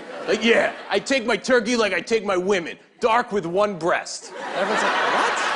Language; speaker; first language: English; native; English